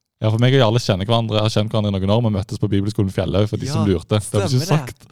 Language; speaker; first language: Norwegian; native; Norwegian